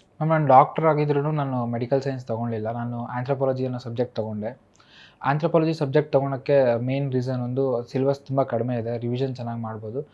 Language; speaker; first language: Kannada; native; Kannada